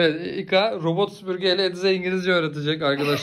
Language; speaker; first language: Turkish; native; Turkish